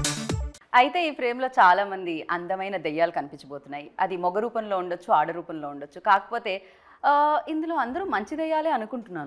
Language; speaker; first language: Telugu; native; Telugu